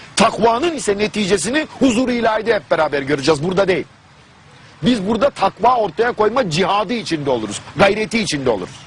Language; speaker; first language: Turkish; non-native, fluent; German